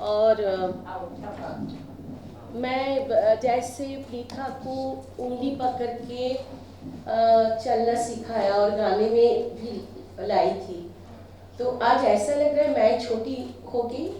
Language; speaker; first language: Hindi; non-native, local second language; Bangla